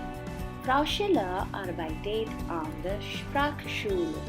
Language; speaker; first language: German; non-native, fluent; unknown